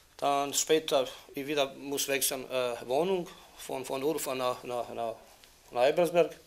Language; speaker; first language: German; non-native, learner; Bosnian